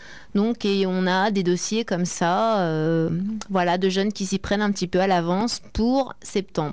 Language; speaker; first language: French; native; French